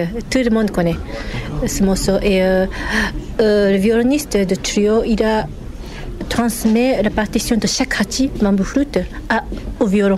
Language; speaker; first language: French; non-native, fluent; Japanese